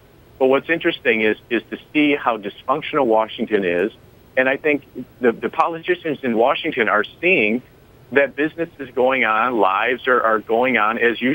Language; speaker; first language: English; native; English